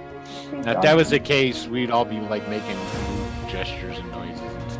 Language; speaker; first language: English; native; English